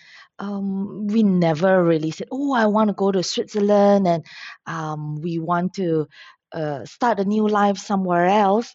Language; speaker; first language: English; non-native, local second language; Min Nan Chinese